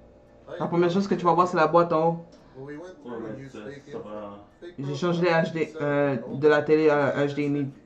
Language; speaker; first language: French; native; French